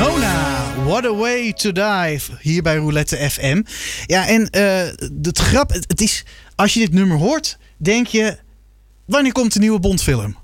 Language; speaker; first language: Dutch; native; Dutch